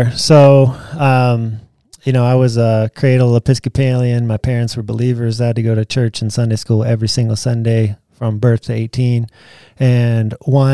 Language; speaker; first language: English; native; English